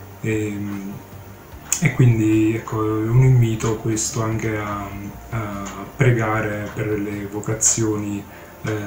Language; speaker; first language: Italian; native; Italian